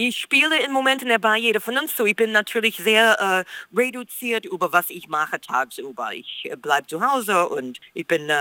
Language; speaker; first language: German; non-native, fluent; English